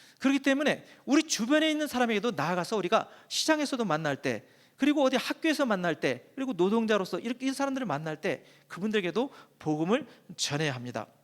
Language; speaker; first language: Korean; native; Korean